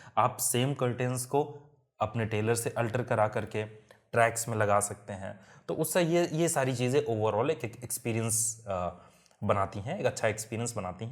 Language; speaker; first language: Hindi; native; Hindi